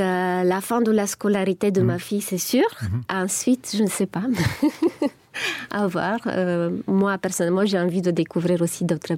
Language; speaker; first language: French; non-native, fluent; Bulgarian